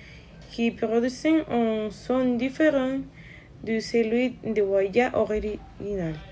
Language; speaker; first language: French; non-native, learner; Spanish